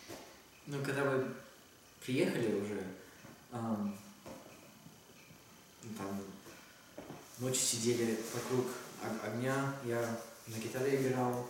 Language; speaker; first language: Russian; early bilingual, heritage; Russian